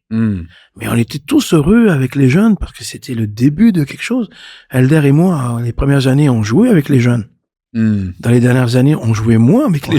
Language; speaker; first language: French; non-native, local second language; Arabic